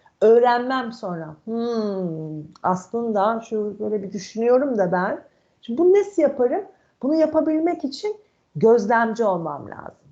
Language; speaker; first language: Turkish; native; Turkish